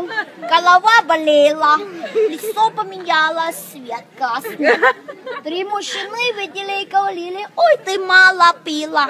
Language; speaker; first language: Russian; non-native, learner; Thai